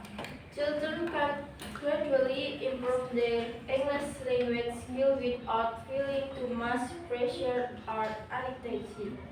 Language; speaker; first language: English; non-native, learner; Indonesian